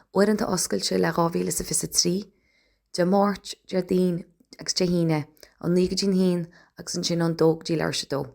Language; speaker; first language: Irish; native; Irish